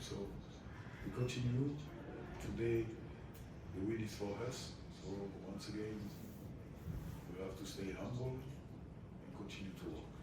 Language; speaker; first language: English; non-native, fluent; French